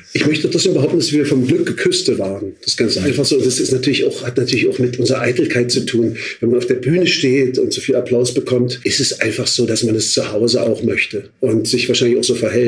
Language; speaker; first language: German; native; German